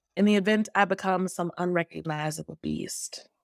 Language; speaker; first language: English; native; English